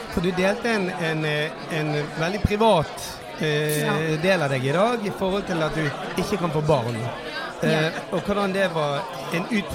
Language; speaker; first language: Norwegian; native; Norwegian